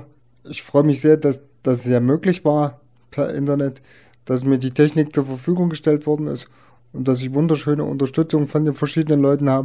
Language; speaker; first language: German; native; German